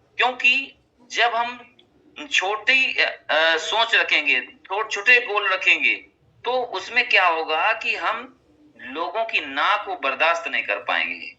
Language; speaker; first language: Hindi; native; Hindi